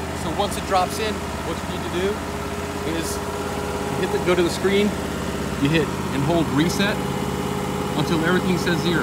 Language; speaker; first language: English; native; English